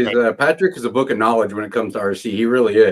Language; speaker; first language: English; native; English